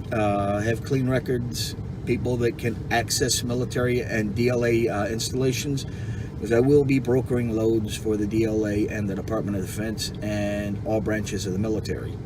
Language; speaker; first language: English; native; English